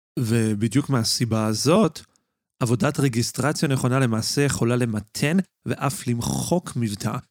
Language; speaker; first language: Hebrew; native; Hebrew